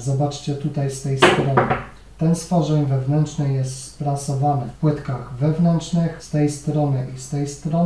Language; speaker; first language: Polish; native; Polish